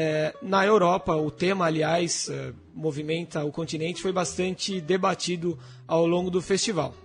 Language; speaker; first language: Portuguese; native; Portuguese